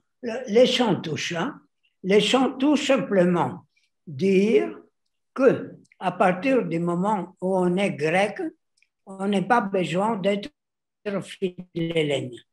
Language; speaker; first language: French; non-native, fluent; Greek